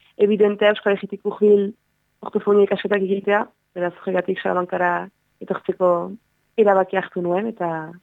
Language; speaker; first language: Basque; native; Basque